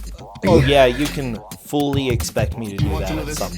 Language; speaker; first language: English; native; English